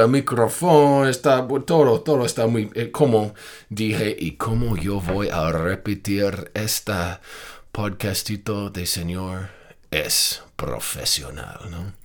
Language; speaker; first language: Spanish; non-native, fluent; English